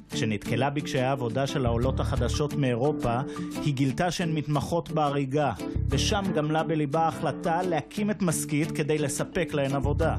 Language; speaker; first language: Hebrew; native; Hebrew